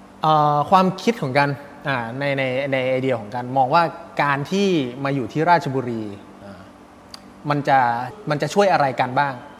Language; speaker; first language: Thai; native; Thai